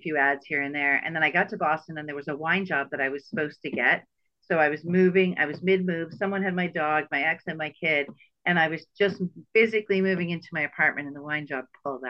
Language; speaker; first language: English; native; English